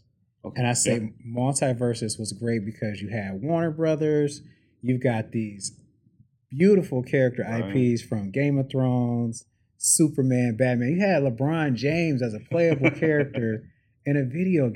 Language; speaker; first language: English; native; English